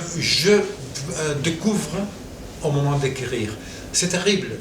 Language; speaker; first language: French; non-native, fluent; Catalan